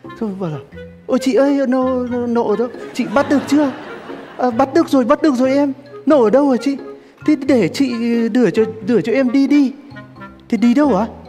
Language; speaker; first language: Vietnamese; non-native, fluent; Turkish